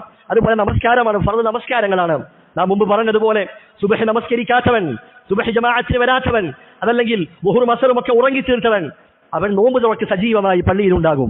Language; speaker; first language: Malayalam; native; Malayalam